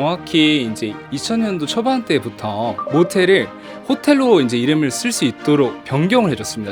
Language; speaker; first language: Korean; native; Korean